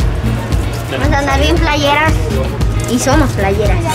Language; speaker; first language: Spanish; native; Spanish